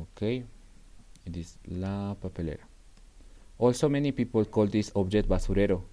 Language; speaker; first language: English; non-native, fluent; Spanish